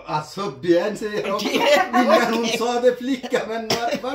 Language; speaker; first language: Swedish; non-native, fluent; Bangla